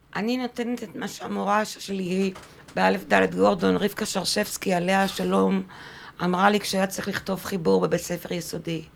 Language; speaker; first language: Hebrew; early bilingual, other home language; French